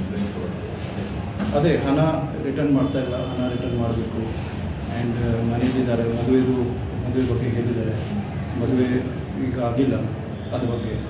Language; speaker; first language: Kannada; non-native, fluent; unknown